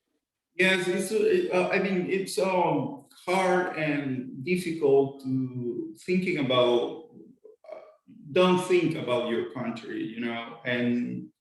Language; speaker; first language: English; non-native, fluent; Spanish